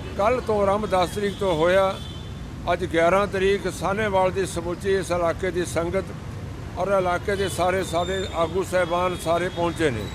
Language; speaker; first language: Punjabi; native; Punjabi